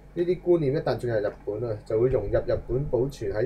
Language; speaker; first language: Cantonese; native; Cantonese